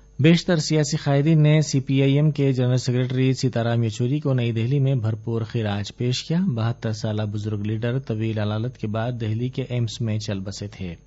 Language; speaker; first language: Urdu; native; Urdu